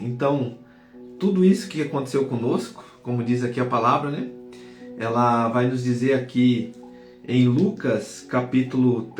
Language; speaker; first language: Portuguese; native; Portuguese